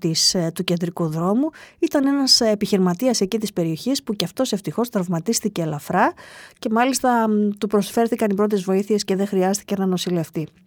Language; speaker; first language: Greek; native; Greek